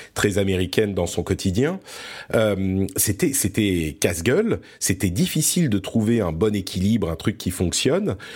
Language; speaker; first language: French; early bilingual, other home language; Arabic